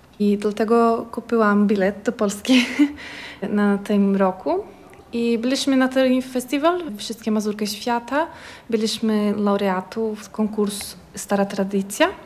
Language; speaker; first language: Polish; early bilingual, heritage; Polish